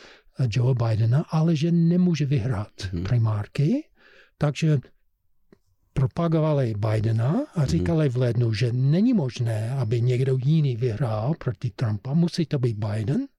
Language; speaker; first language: Czech; non-native, fluent; English